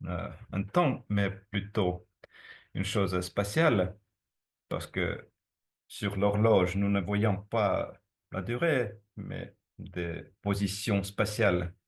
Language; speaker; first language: French; non-native, fluent; Estonian